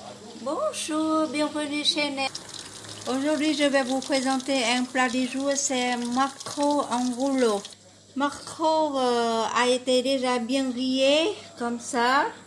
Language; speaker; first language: French; non-native, fluent; Vietnamese